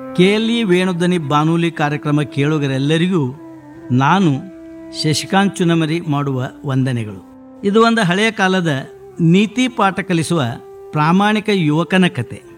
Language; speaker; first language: Kannada; native; Kannada